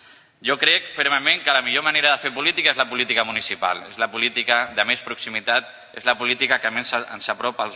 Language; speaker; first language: Spanish; native; Spanish